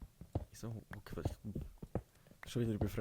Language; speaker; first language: German; native; German